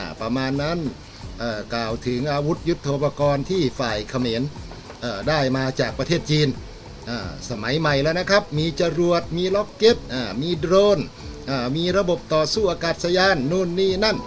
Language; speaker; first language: Thai; native; Thai